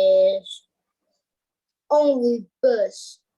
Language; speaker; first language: English; non-native, learner; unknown